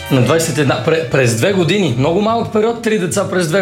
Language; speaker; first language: Bulgarian; native; Bulgarian